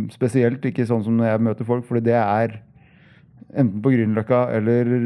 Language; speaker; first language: Norwegian; native; Norwegian